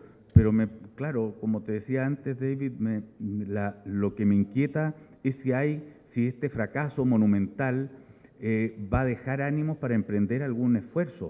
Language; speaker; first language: Spanish; native; Spanish